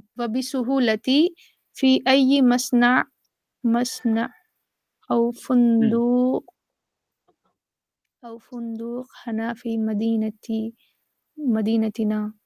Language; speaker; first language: Arabic; non-native, learner; Urdu